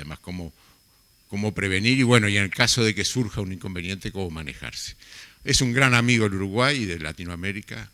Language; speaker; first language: Spanish; native; Spanish